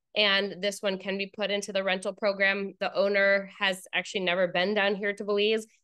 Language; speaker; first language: English; native; English